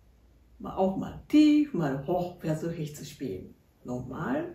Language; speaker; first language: German; non-native, learner; Japanese